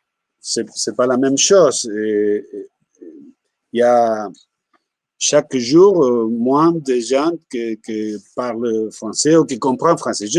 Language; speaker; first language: French; non-native, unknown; Spanish